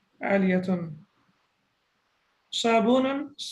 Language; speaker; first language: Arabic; non-native, fluent; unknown